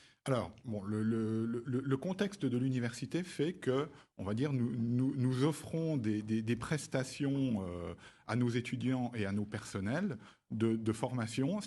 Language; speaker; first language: French; native; French